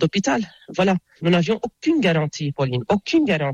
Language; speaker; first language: French; non-native, local second language; Arabic